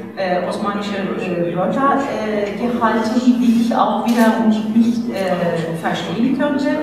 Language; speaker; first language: German; non-native, fluent; Turkish